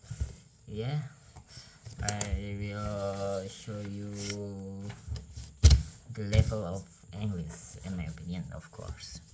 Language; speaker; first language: English; non-native, learner; Indonesian